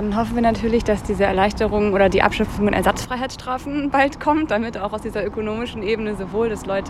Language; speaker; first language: German; native; German